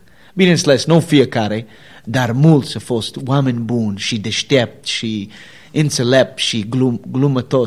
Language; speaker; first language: Romanian; non-native, learner; English